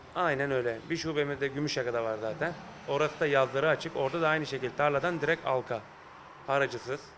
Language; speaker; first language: Turkish; native; Turkish